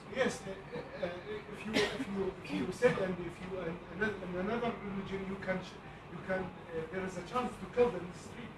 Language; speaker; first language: English; non-native, learner; Arabic